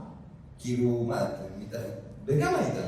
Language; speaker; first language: Hebrew; native; Hebrew